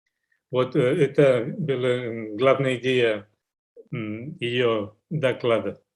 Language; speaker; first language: Russian; non-native, learner; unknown